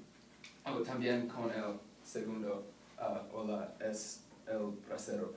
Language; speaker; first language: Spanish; non-native, learner; English